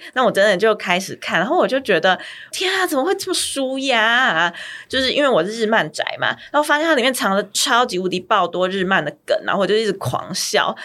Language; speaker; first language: Chinese; native; Chinese